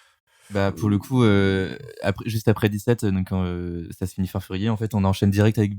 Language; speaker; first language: French; native; French